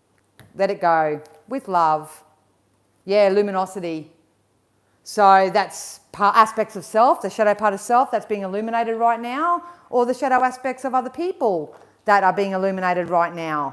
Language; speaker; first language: English; native; English